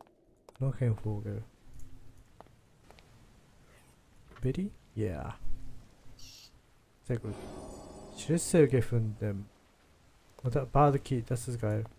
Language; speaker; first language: German; non-native, learner; Japanese